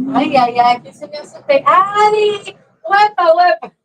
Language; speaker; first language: Spanish; native; Spanish